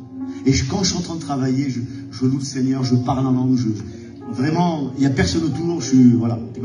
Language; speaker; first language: French; native; French